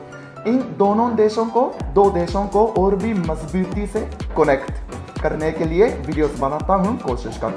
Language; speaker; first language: Hindi; non-native, fluent; Japanese